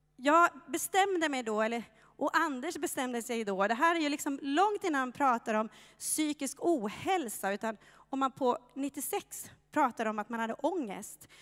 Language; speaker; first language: Swedish; native; Swedish